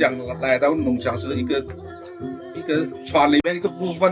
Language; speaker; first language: Chinese; native; Chinese